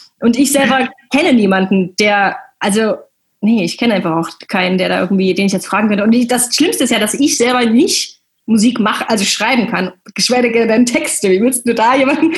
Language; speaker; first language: German; native; German